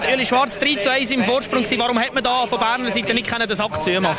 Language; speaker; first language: German; native; German